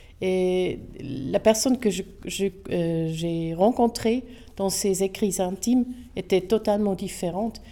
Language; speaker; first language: French; non-native, local second language; German